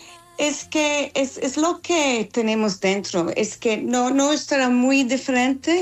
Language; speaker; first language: Spanish; non-native, fluent; English